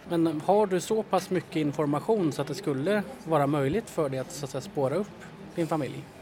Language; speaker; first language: Swedish; native; Swedish